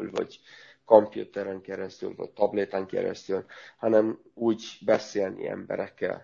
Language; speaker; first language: Hungarian; non-native, learner; Romanian